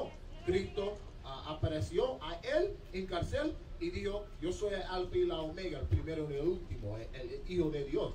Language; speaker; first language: Spanish; non-native, learner; English